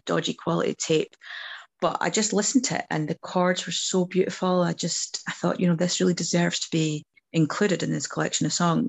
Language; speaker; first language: English; native; English